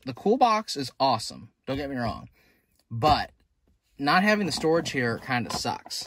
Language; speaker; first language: English; native; English